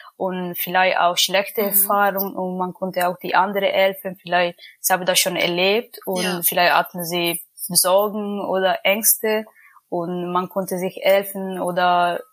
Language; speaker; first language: German; non-native, learner; Italian